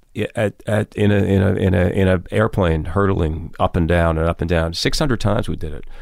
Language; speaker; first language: English; native; English